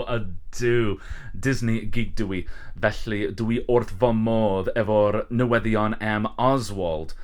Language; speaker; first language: Welsh; non-native, learner; English